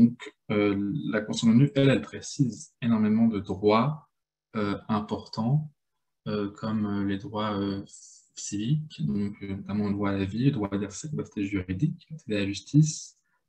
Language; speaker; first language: French; native; French